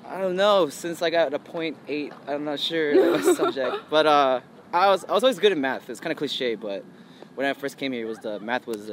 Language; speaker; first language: English; early bilingual, other home language; Korean